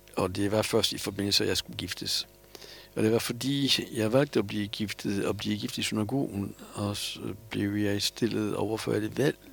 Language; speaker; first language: Danish; non-native, fluent; Polish